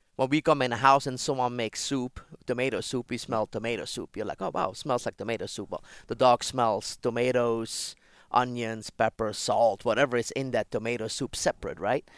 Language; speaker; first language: English; non-native, fluent; Dutch